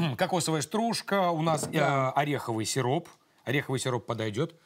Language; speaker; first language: Russian; native; Russian